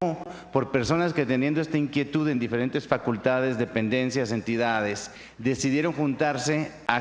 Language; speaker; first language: Spanish; native; Spanish